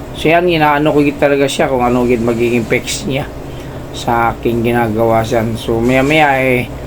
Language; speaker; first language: Filipino; non-native, local second language; Cebuano